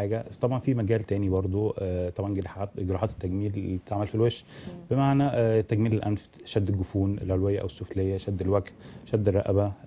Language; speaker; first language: Arabic; native; Arabic